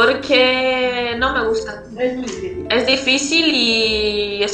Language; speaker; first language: Spanish; non-native, fluent; Portuguese